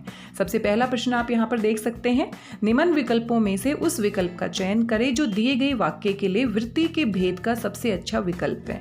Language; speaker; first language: Hindi; native; Hindi